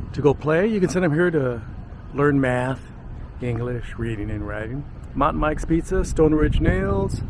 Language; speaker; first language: English; native; English